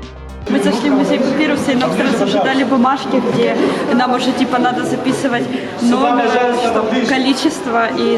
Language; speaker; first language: Russian; native; Russian